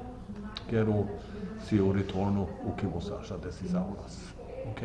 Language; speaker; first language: Portuguese; non-native, learner; Swedish